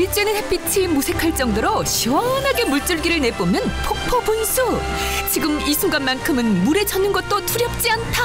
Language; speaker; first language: Korean; native; Korean